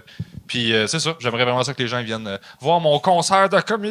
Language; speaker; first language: French; native; French